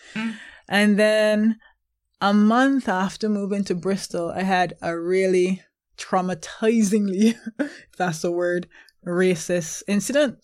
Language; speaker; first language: English; native; English